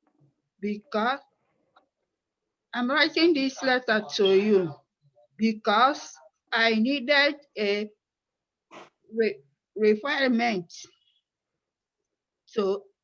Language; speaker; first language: English; non-native, learner; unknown